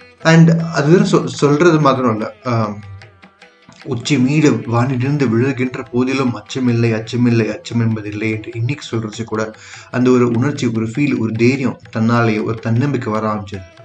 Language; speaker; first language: Tamil; early bilingual, other home language; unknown